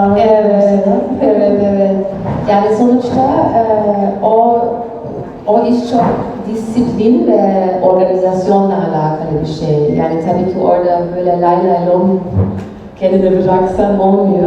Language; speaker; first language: Turkish; early bilingual, heritage; Turkish